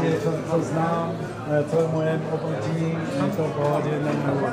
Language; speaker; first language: Czech; non-native, learner; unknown